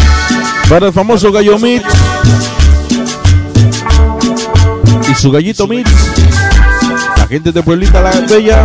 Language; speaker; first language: Spanish; native; Spanish